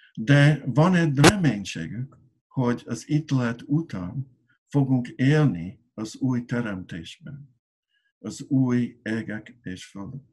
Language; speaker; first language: Hungarian; non-native, learner; English